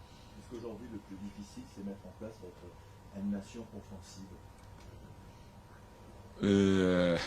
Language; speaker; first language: French; native; French